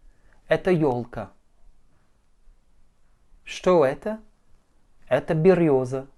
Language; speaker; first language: Russian; non-native, fluent; French